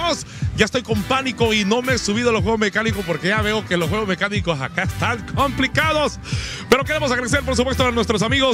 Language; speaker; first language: Spanish; native; Spanish